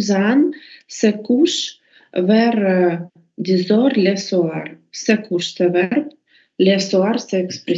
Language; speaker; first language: French; non-native, learner; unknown